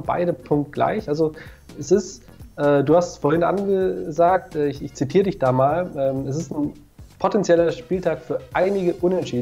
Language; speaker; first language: German; native; German